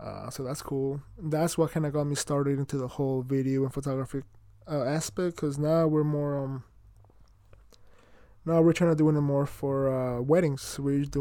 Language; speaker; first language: English; early bilingual, other home language; Spanish